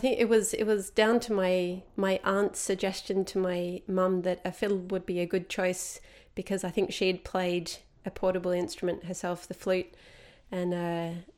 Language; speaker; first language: English; native; English